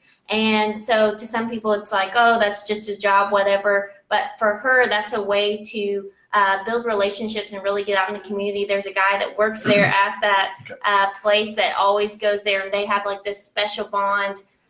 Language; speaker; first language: English; native; English